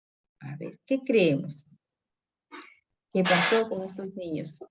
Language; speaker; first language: Spanish; native; Spanish